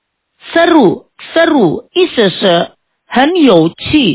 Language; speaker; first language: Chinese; non-native, fluent; Indonesian